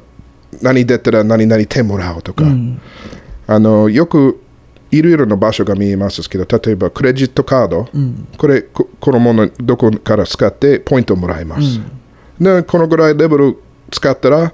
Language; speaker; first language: Japanese; non-native, fluent; English